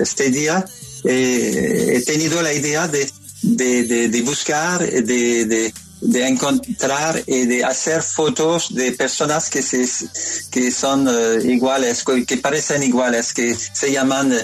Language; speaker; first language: Spanish; non-native, learner; French